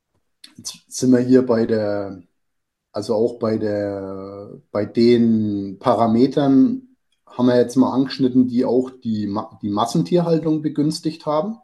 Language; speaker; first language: German; native; German